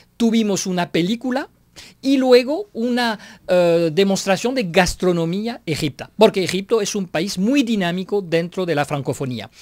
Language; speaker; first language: Spanish; non-native, fluent; French